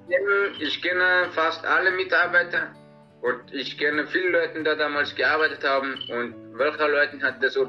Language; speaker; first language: German; non-native, learner; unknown